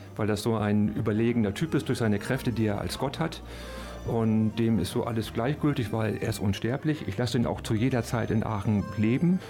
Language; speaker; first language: German; native; German